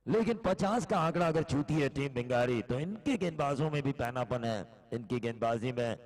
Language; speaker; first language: Hindi; non-native, local second language; Marathi